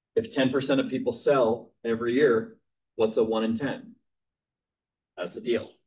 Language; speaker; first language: English; native; English